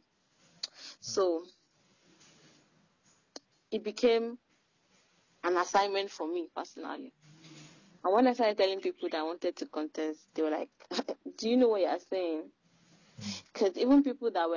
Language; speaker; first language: English; non-native, local second language; Yoruba